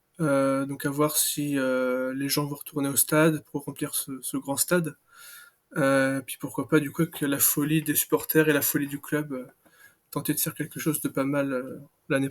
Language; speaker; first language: French; native; French